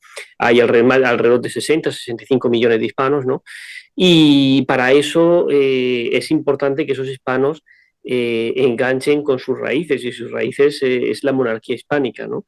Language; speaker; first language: Spanish; native; Spanish